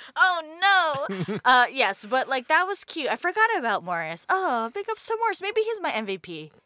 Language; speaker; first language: English; native; English